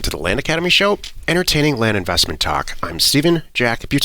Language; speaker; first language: English; native; English